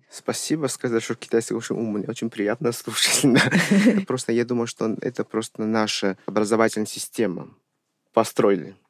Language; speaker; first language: Russian; non-native, fluent; Chinese